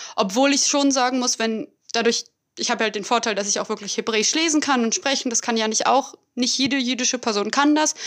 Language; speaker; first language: German; native; German